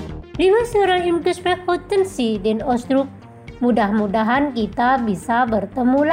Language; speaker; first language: German; non-native, fluent; Indonesian